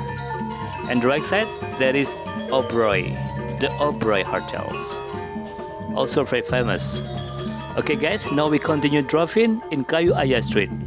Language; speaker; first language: English; non-native, learner; Indonesian